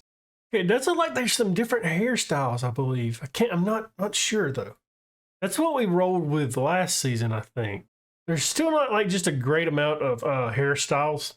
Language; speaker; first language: English; native; English